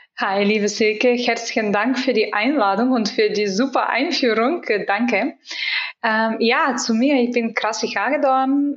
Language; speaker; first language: German; non-native, fluent; Bulgarian